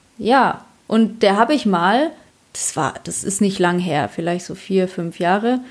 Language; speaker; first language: German; early bilingual, other home language; Polish